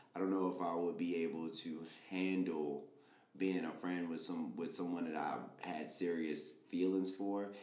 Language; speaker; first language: English; native; English